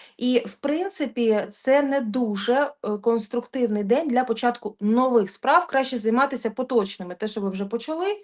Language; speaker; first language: Ukrainian; non-native, local second language; Russian